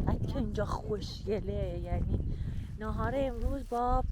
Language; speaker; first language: Persian; native; Persian